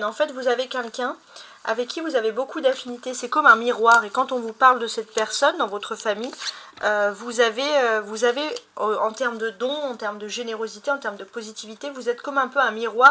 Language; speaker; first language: French; native; French